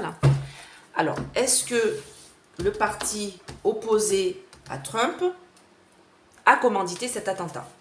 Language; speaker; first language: French; native; French